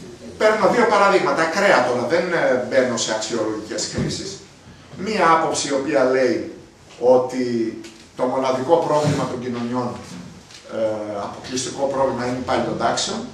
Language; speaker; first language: Greek; native; Greek